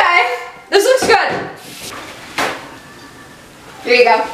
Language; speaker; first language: English; native; English